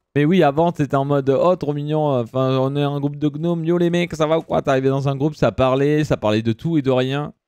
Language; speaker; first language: French; early bilingual, other home language; Italian